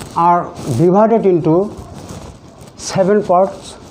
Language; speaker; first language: English; non-native, local second language; Assamese